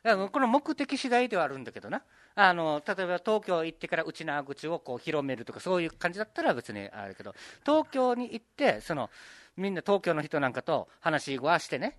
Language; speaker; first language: Japanese; native; Japanese